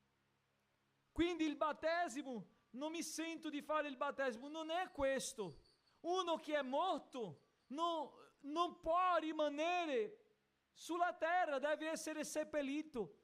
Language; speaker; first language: Italian; non-native, fluent; Portuguese